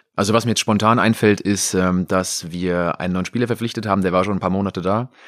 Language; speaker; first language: German; native; German